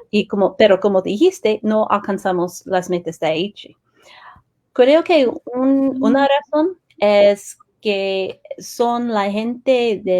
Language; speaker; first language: Spanish; non-native, fluent; English